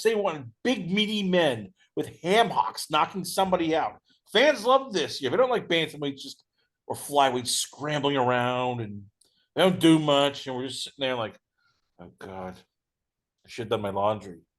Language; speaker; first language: English; native; English